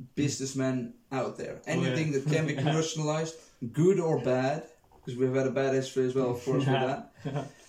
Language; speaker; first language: English; non-native, fluent; Dutch